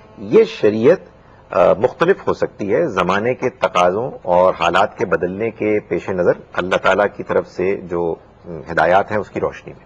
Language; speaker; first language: Urdu; native; Urdu